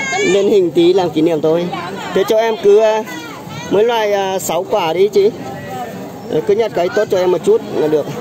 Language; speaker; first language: Vietnamese; native; Vietnamese